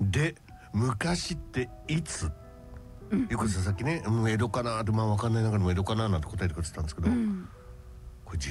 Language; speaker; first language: Japanese; native; Japanese